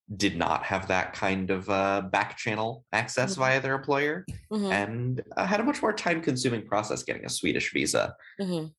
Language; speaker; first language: English; native; English